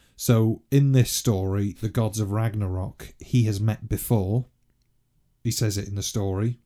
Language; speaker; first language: English; native; English